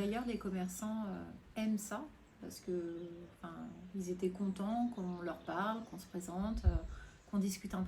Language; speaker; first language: French; native; French